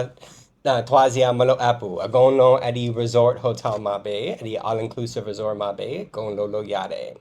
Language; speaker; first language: Burmese; non-native, fluent; English